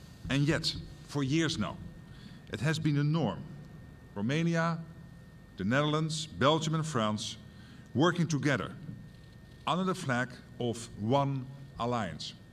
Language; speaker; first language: English; non-native, fluent; Dutch